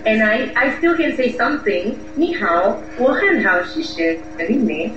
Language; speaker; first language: English; non-native, fluent; Haitian Creole